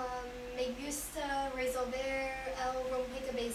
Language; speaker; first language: Spanish; non-native, learner; English